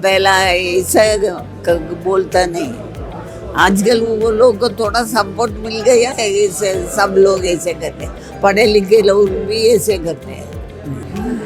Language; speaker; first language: Hindi; non-native, local second language; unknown